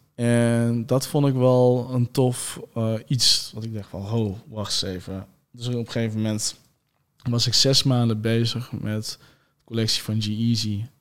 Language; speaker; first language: Dutch; early bilingual, other home language; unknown